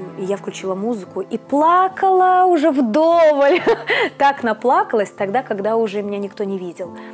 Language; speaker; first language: Russian; native; Russian